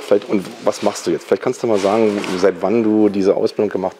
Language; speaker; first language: German; native; German